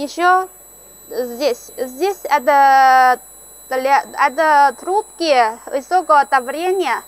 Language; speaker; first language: Russian; non-native, learner; Chinese